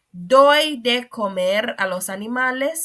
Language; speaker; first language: Spanish; non-native, fluent; English